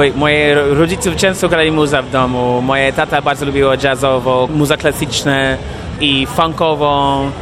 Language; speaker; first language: Polish; non-native, fluent; English